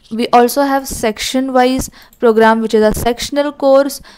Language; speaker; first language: English; non-native, local second language; Hindi